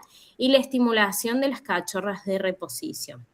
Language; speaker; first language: Spanish; native; Spanish